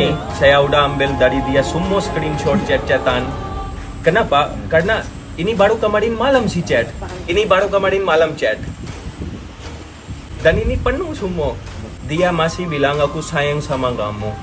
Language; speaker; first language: Indonesian; non-native, fluent; Hindi